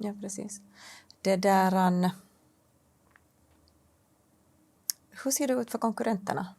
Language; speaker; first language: Swedish; native; Swedish